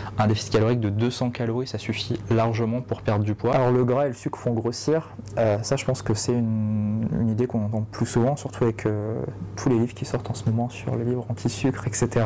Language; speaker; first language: French; native; French